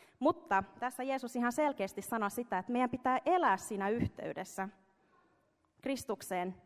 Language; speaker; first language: Finnish; early bilingual, heritage; Finnish